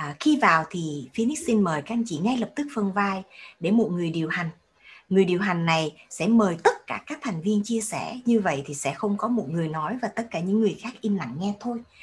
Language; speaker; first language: Vietnamese; early bilingual, heritage; Vietnamese